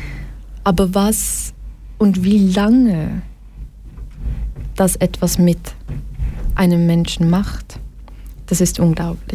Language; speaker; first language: German; early bilingual, other home language; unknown